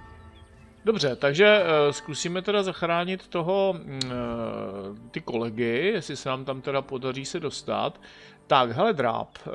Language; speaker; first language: Czech; native; Czech